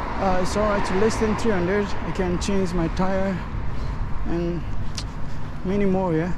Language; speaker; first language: English; non-native, learner; Nepali